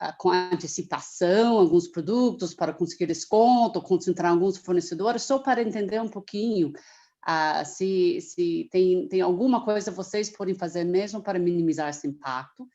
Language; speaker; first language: Portuguese; non-native, fluent; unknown